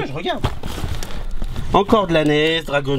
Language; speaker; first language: French; native; French